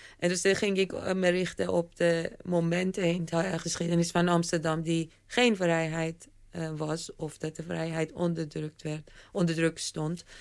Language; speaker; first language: Dutch; non-native, fluent; Persian